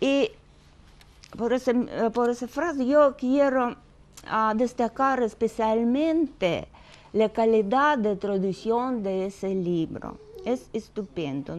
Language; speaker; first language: Spanish; non-native, fluent; Russian